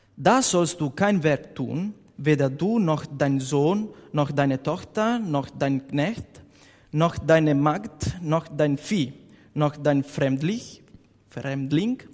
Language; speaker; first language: German; non-native, learner; Italian